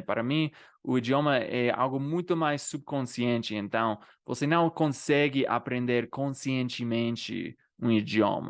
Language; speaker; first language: Portuguese; non-native, fluent; English